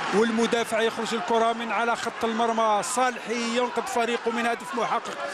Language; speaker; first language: Arabic; native; Arabic